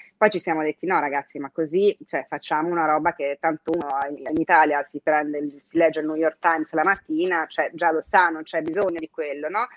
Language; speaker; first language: Italian; native; Italian